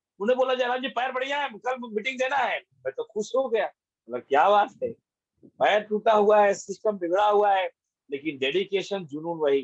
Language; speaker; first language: Hindi; native; Hindi